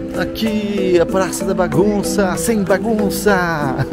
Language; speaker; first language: Portuguese; non-native, fluent; French